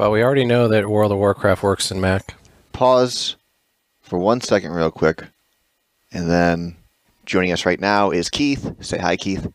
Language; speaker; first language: English; native; English